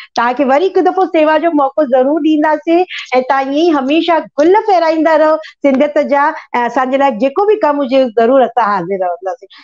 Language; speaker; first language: Sindhi; early bilingual, heritage; Sindhi